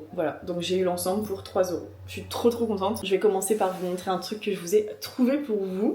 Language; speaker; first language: French; native; French